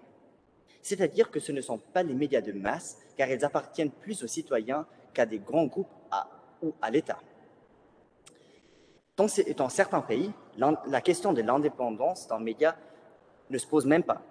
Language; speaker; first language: French; native; French